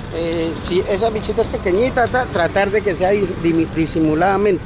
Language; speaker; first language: Spanish; native; Spanish